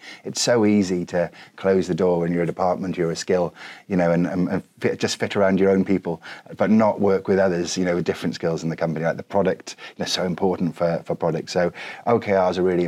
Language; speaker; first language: English; native; English